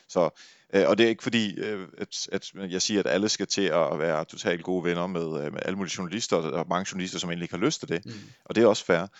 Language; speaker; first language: Danish; native; Danish